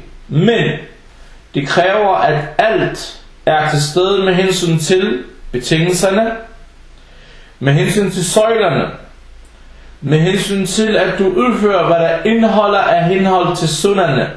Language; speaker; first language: Danish; non-native, fluent; Arabic